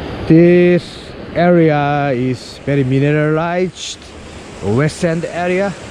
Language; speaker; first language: English; non-native, learner; Korean